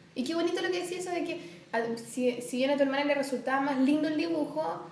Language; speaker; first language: Spanish; native; Spanish